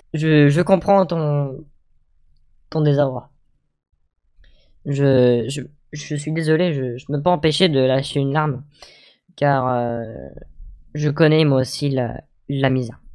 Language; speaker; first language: French; native; French